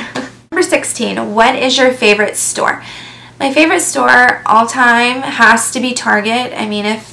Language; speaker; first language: English; native; English